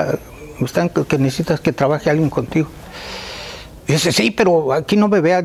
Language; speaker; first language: Spanish; native; Spanish